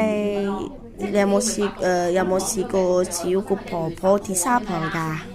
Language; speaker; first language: Cantonese; native; Cantonese